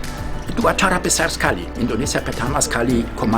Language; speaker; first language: Indonesian; non-native, fluent; German